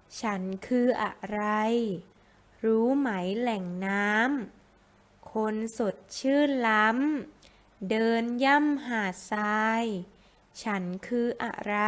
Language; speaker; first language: Thai; native; Thai